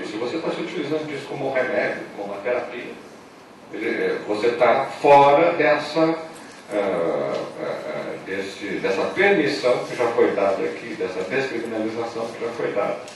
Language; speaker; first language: Portuguese; native; Portuguese